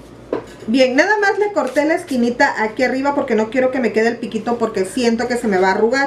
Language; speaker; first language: Spanish; native; Spanish